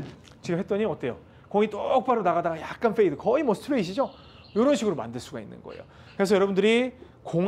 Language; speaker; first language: Korean; native; Korean